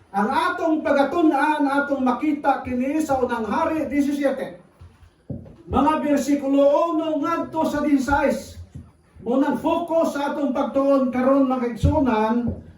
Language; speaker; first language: Cebuano; non-native, local second language; Hiligaynon